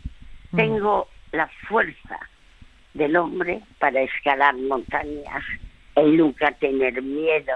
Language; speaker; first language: Spanish; early bilingual, other home language; French